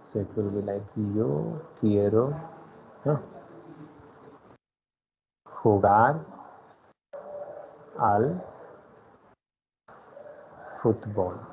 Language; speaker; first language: Spanish; non-native, fluent; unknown